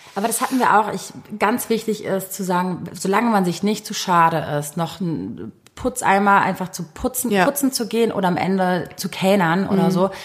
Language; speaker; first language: German; native; German